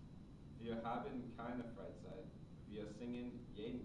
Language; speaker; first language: German; non-native, learner; English